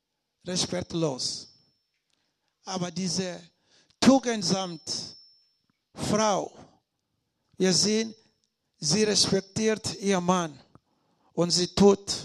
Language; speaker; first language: German; non-native, learner; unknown